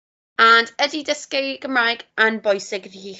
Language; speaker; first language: Welsh; non-native, local second language; English